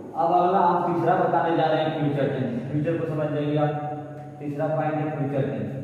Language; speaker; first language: Hindi; native; Hindi